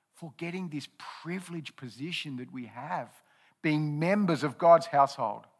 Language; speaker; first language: English; native; English